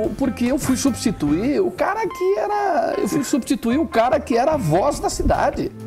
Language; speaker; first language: Portuguese; non-native, local second language; German